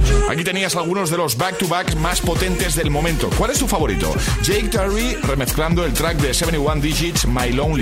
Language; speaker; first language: Spanish; native; Spanish